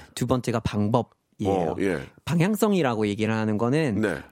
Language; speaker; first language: Korean; non-native, fluent; English